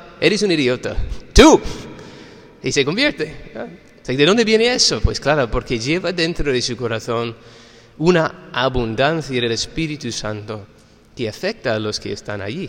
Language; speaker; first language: Spanish; non-native, fluent; English